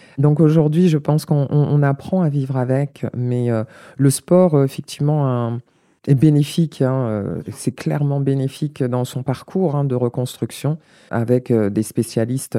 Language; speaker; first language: French; native; French